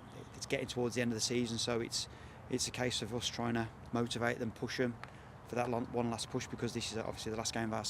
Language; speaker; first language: English; native; English